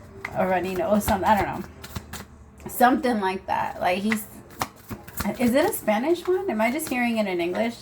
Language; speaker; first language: English; native; English